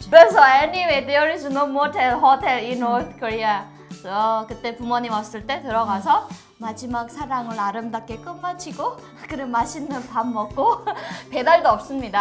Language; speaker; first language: Korean; native; Korean